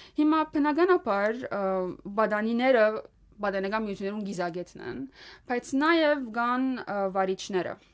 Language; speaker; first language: Armenian; early bilingual, heritage; Armenian